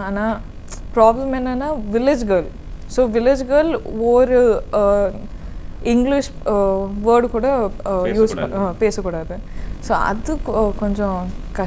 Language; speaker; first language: Tamil; non-native, learner; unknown